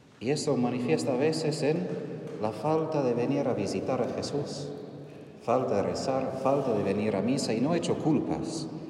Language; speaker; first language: Spanish; non-native, fluent; English